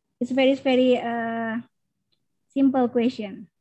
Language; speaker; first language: English; non-native, learner; Indonesian